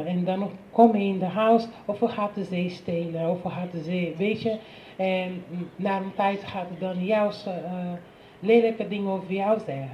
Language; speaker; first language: Dutch; non-native, learner; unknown